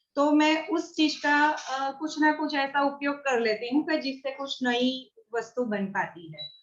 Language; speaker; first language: Hindi; non-native, local second language; Gujarati